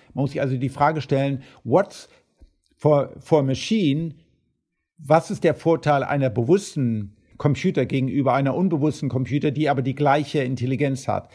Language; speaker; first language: German; early bilingual, heritage; German